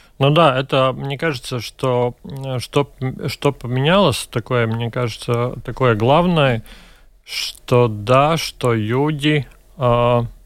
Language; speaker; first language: Russian; non-native, local second language; Latvian